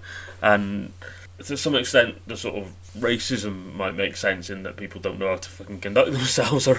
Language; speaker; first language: English; native; English